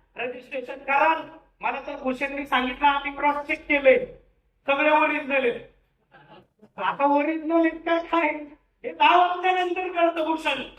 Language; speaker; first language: Marathi; native; Marathi